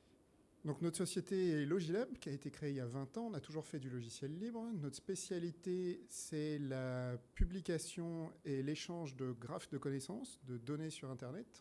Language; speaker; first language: French; native; French